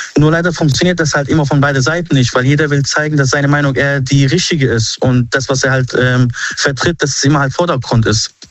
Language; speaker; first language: German; early bilingual, other home language; Arabic